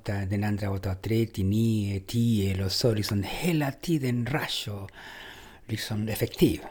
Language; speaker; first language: Swedish; non-native, fluent; Spanish